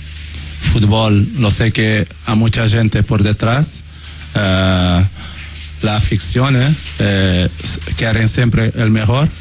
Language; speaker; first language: Spanish; non-native, learner; Portuguese